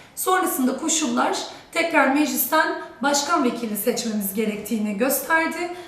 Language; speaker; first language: Turkish; native; Turkish